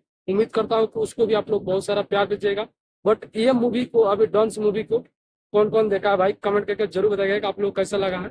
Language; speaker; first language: Hindi; non-native, local second language; Bhojpuri